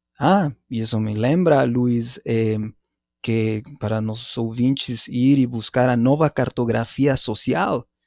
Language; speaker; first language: Portuguese; non-native, fluent; Spanish